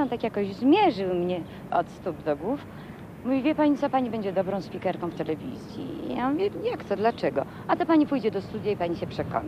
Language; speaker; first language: Polish; native; Polish